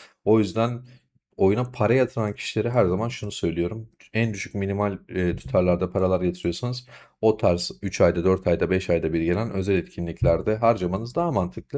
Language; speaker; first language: Turkish; native; Turkish